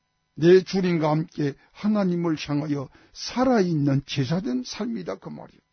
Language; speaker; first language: Korean; native; Korean